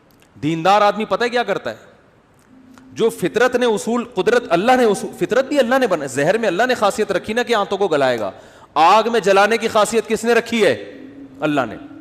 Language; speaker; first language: Urdu; native; Urdu